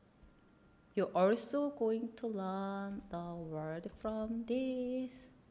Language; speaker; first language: English; non-native, fluent; Korean